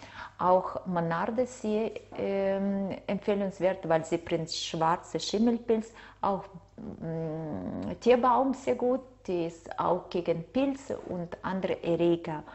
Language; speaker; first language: German; non-native, fluent; Russian